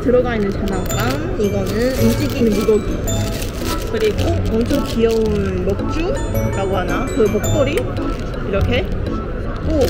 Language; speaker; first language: Korean; non-native, fluent; Chinese